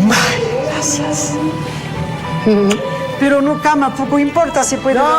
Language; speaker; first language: Spanish; non-native, learner; French